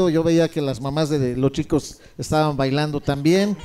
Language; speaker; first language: Spanish; native; Spanish